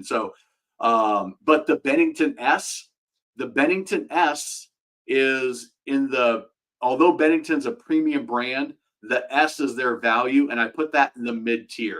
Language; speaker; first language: English; native; English